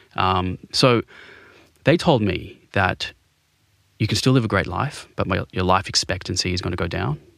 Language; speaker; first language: English; native; English